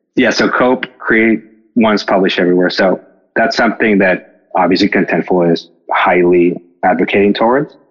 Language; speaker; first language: English; non-native, fluent; Spanish